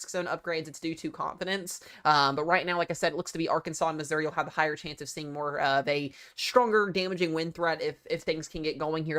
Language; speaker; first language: English; native; English